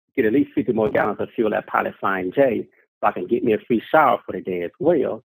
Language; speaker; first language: English; native; English